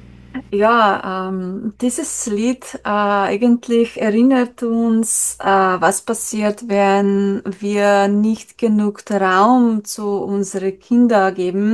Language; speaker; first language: German; non-native, learner; Slovenian